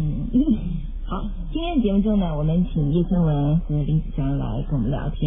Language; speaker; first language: Chinese; native; Chinese